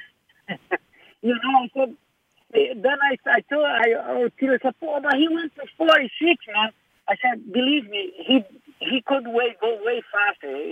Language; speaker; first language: English; non-native, fluent; Portuguese